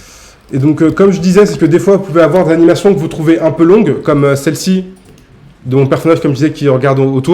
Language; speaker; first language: French; native; French